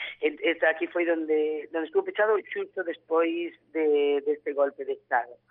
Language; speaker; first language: Galician; native; Galician